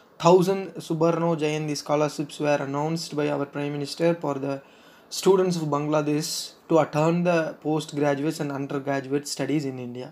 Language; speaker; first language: English; non-native, local second language; Tamil